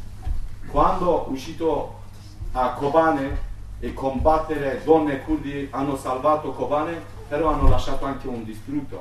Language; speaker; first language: Italian; non-native, learner; Turkish